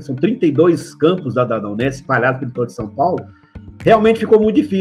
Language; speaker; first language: Portuguese; native; Portuguese